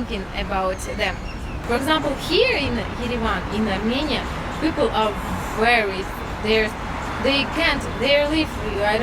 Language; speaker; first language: English; non-native, learner; Russian